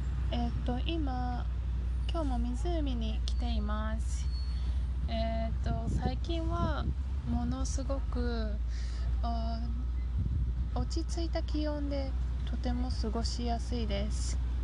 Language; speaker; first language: Japanese; native; Japanese